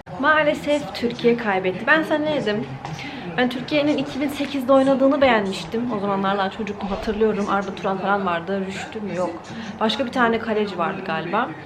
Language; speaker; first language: Turkish; early bilingual, heritage; Turkish